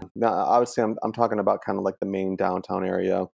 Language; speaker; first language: English; early bilingual, other home language; Italian